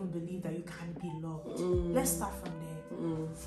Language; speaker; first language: English; non-native, local second language; Yoruba